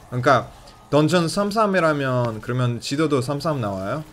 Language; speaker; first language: Korean; non-native, fluent; Russian